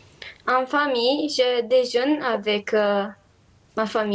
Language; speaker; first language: French; non-native, learner; Romanian